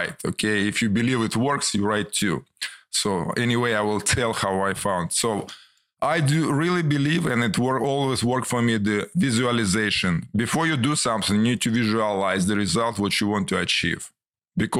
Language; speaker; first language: English; non-native, fluent; Ukrainian